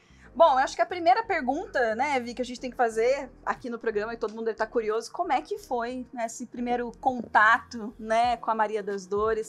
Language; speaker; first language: Portuguese; native; Portuguese